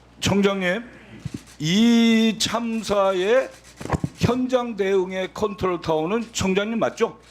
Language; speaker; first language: Korean; native; Korean